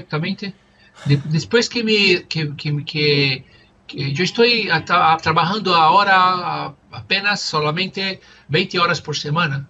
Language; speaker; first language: Spanish; non-native, fluent; Portuguese